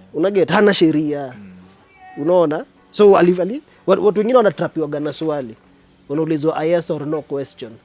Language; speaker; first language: Swahili; native; Swahili